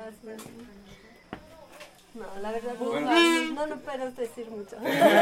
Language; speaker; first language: Spanish; non-native, learner; German